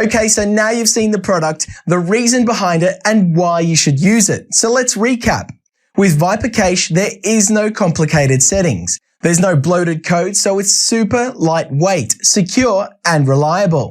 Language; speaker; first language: English; native; English